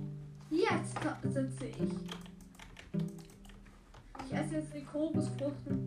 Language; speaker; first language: German; native; German